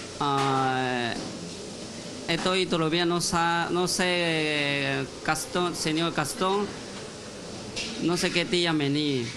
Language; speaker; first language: Spanish; non-native, learner; Chinese